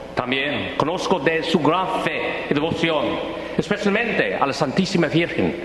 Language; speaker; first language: Spanish; non-native, learner; English